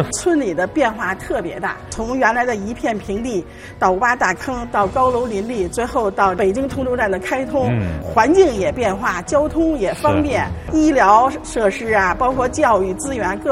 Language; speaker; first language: Chinese; native; Chinese